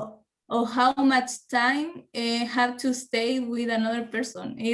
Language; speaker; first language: English; non-native, learner; Spanish